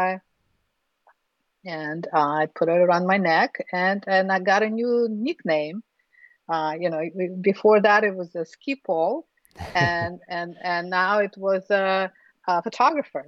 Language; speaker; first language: English; non-native, fluent; Russian